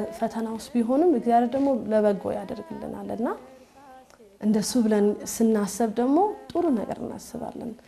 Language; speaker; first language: Amharic; early bilingual, heritage; Amharic